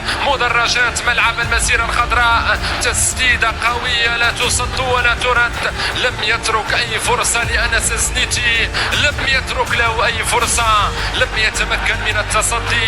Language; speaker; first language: Arabic; native; Arabic